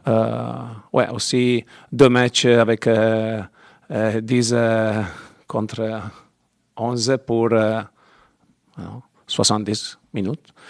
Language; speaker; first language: French; non-native, learner; Italian